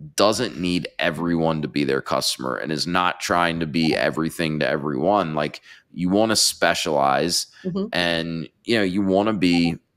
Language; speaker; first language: English; native; English